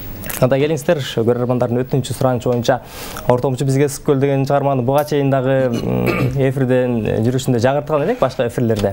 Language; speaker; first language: Kyrgyz; native; Kyrgyz